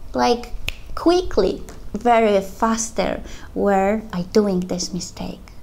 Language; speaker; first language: English; non-native, learner; Polish